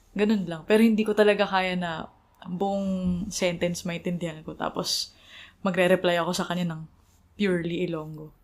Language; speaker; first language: Filipino; native; Filipino